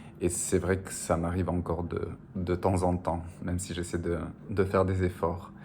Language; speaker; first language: French; early bilingual, other home language; Spanish